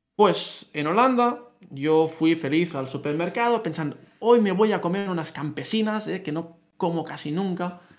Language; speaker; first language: Spanish; native; Spanish